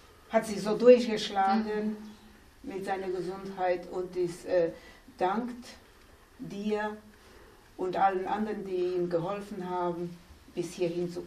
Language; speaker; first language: German; non-native, fluent; Slovenian